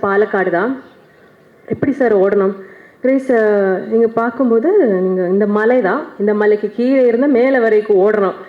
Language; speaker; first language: Tamil; non-native, learner; Malayalam